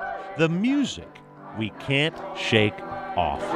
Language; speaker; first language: English; native; English